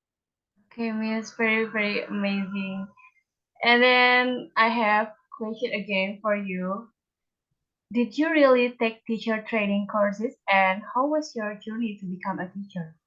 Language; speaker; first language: English; non-native, learner; Indonesian